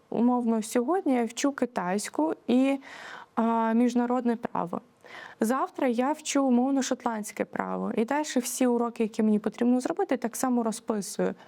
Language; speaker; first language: Ukrainian; native; Ukrainian